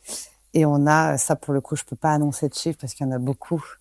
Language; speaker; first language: French; native; French